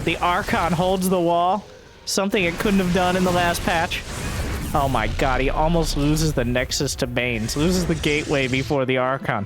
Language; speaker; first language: English; native; English